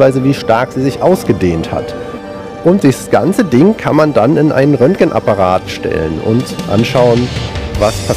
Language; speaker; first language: German; native; German